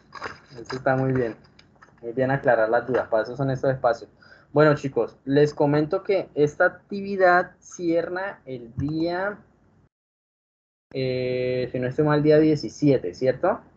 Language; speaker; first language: Spanish; native; Spanish